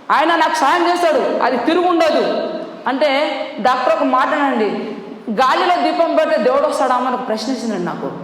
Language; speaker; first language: Telugu; non-native, local second language; Lambadi